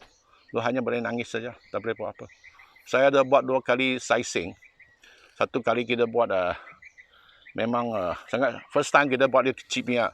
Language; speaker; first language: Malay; non-native, local second language; Chinese